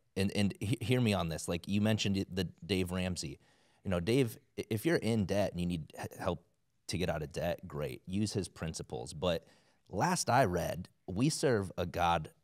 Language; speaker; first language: English; native; English